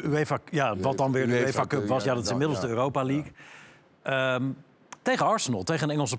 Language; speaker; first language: Dutch; native; Dutch